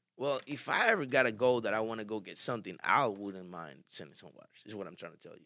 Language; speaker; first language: English; early bilingual, other home language; Spanish